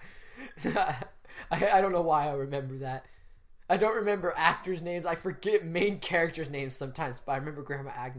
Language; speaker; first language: English; native; English